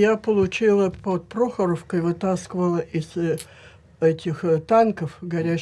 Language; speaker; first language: Russian; native; Russian